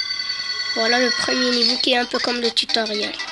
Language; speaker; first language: French; native; French